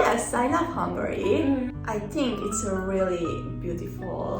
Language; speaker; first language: English; non-native, fluent; Hungarian